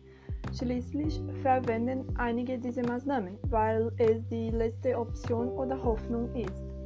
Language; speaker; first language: German; non-native, learner; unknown